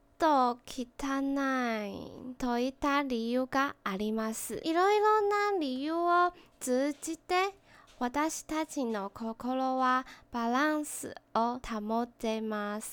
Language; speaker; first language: Japanese; non-native, learner; Chinese